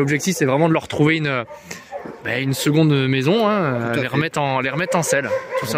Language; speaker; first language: French; native; French